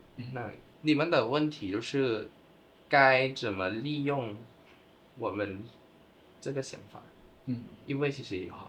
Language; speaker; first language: Chinese; non-native, fluent; Thai